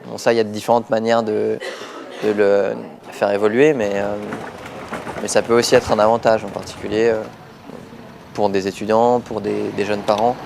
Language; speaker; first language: French; native; French